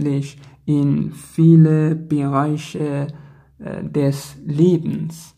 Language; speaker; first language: German; non-native, learner; Persian